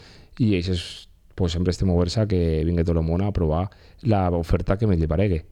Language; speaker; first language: Catalan; native; Catalan